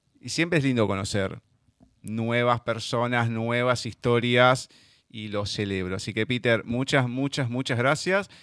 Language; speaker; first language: Spanish; native; Spanish